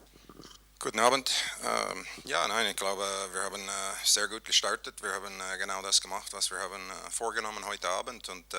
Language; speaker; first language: German; non-native, fluent; English